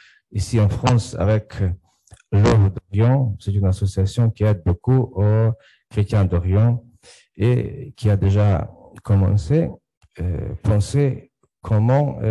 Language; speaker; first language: French; non-native, fluent; Ukrainian